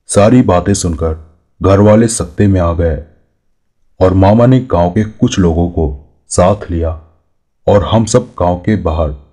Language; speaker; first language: Hindi; native; Hindi